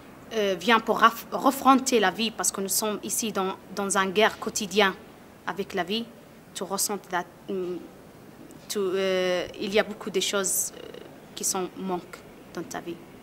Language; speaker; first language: French; non-native, learner; Arabic